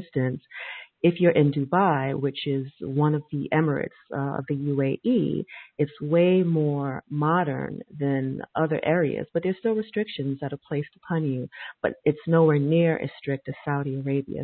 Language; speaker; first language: English; native; English